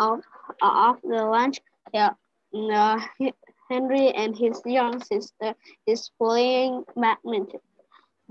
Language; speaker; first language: English; non-native, learner; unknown